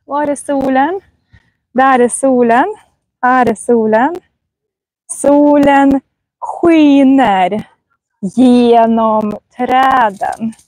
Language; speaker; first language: Swedish; non-native, fluent; Russian